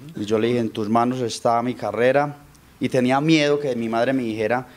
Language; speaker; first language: Spanish; native; Spanish